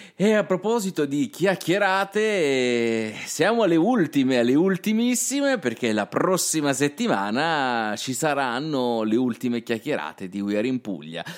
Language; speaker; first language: Italian; native; Italian